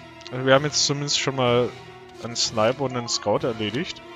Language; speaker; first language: German; native; German